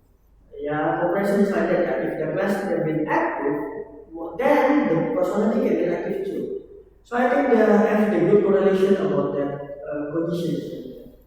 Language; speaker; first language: English; non-native, learner; Indonesian